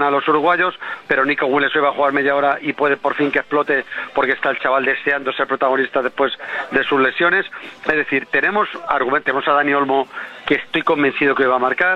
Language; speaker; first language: Spanish; native; Spanish